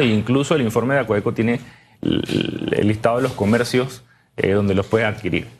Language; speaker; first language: Spanish; native; Spanish